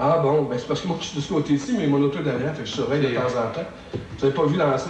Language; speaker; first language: French; native; French